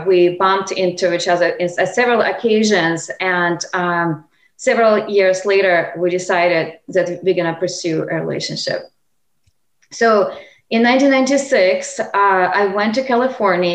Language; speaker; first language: English; non-native, fluent; Russian